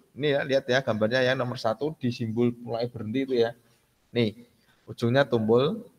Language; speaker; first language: Indonesian; native; Indonesian